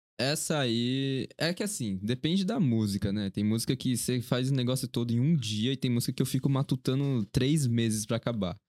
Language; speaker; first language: Portuguese; early bilingual, other home language; Korean